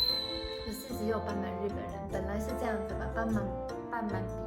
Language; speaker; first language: Chinese; non-native, fluent; Japanese